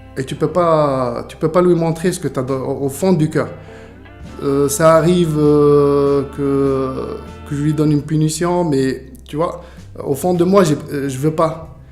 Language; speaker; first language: French; non-native, local second language; Arabic